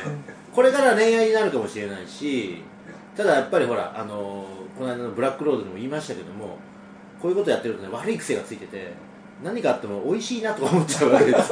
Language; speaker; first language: Japanese; native; Japanese